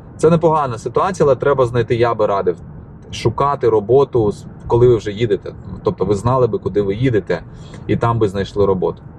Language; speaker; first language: Ukrainian; native; Ukrainian